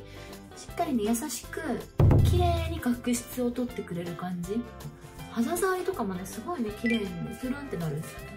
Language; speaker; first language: Japanese; native; Japanese